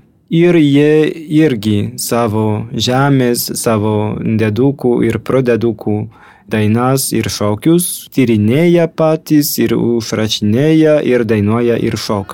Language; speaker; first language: Lithuanian; non-native, fluent; Polish